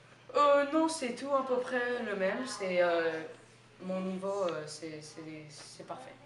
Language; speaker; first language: French; non-native, learner; English